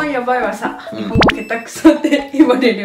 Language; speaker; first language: Japanese; non-native, fluent; Spanish